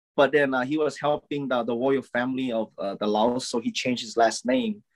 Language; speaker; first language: English; early bilingual, other home language; Lao